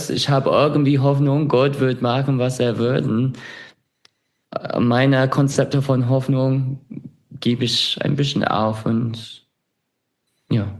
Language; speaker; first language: German; non-native, fluent; English